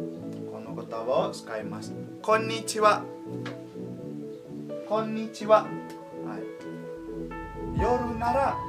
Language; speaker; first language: Japanese; non-native, learner; Indonesian